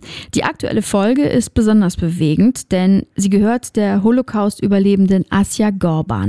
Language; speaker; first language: German; native; German